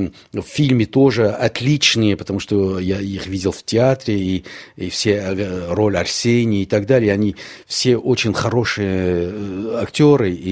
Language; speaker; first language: Russian; non-native, local second language; Armenian